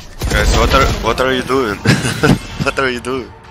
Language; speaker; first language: English; non-native, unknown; Russian